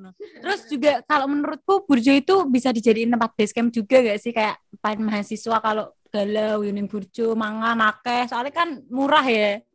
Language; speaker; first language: Indonesian; native; Indonesian